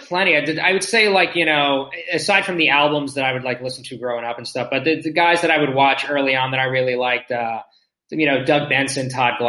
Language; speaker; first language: English; native; English